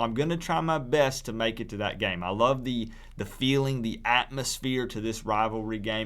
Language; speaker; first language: English; native; English